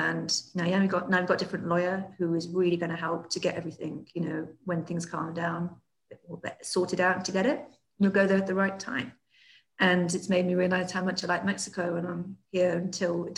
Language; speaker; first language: English; native; English